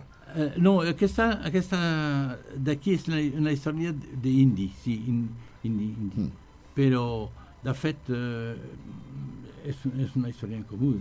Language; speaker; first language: Catalan; non-native, learner; French